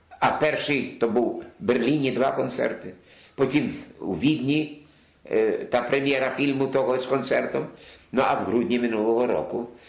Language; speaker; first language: Ukrainian; non-native, local second language; Polish